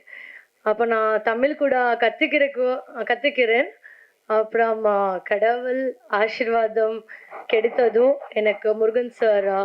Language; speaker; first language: Tamil; non-native, learner; Kannada